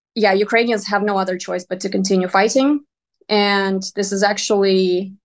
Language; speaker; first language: English; non-native, fluent; Ukrainian